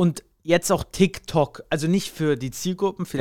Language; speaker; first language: German; native; German